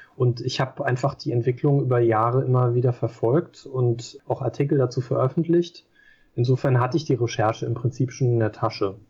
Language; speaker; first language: German; native; German